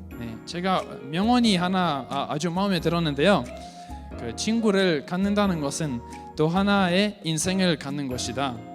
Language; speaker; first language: Korean; non-native, fluent; Russian